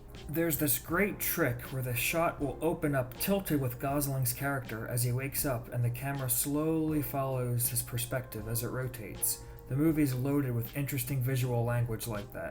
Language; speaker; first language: English; native; English